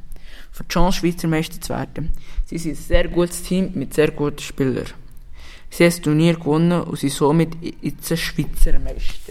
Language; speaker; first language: German; native; German